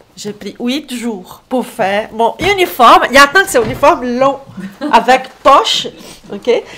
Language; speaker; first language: French; non-native, fluent; Portuguese